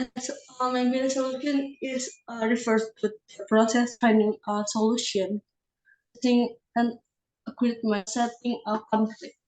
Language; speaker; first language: English; non-native, learner; Indonesian